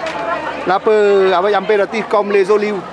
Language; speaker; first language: French; non-native, learner; Khmer